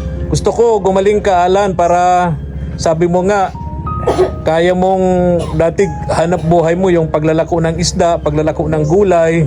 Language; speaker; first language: Filipino; native; Filipino